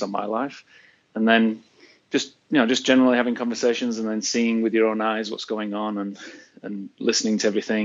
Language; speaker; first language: English; native; English